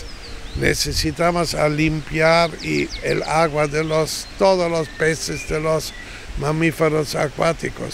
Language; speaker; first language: Spanish; non-native, fluent; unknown